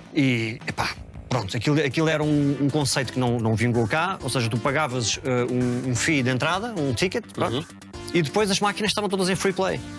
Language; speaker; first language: Portuguese; native; Portuguese